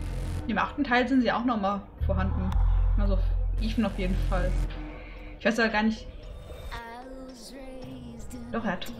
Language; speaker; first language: German; native; German